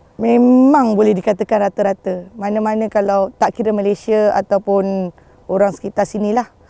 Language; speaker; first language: Malay; native; Malay